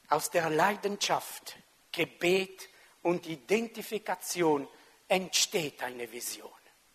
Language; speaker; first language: German; non-native, local second language; French